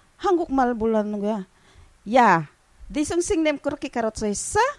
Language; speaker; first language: Korean; non-native, learner; Filipino